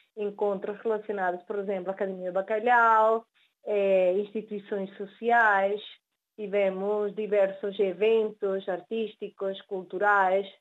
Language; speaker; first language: Portuguese; early bilingual, heritage; Spanish